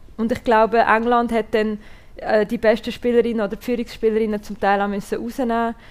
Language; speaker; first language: German; native; German